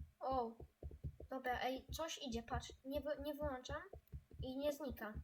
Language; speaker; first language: Polish; native; Polish